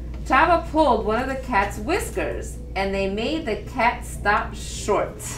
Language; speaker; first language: English; early bilingual, other home language; Spanish